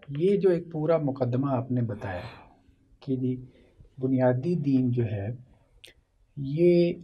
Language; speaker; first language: Urdu; native; Urdu